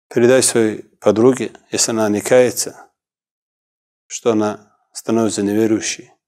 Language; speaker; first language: Russian; non-native, local second language; Kumyk